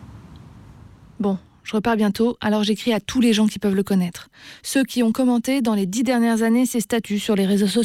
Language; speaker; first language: French; native; French